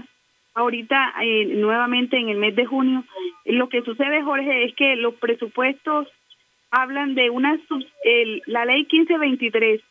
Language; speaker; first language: Spanish; native; Spanish